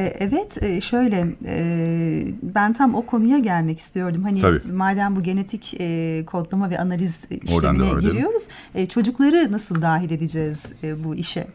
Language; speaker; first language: Turkish; native; Turkish